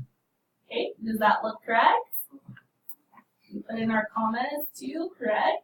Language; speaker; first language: English; native; English